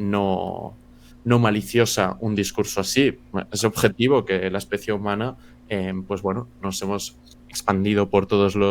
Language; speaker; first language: Spanish; native; Spanish